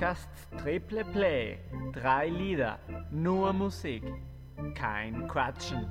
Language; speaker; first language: German; non-native, fluent; Spanish